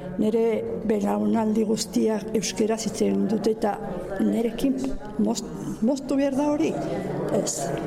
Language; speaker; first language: Basque; non-native, local second language; Spanish